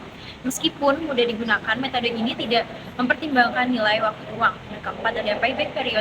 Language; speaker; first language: Indonesian; native; Indonesian